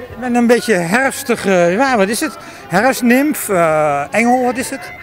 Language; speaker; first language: Dutch; native; Dutch